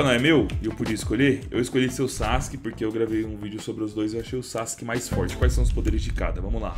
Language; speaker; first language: Portuguese; native; Portuguese